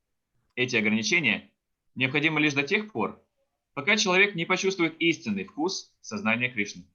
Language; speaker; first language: Russian; native; Russian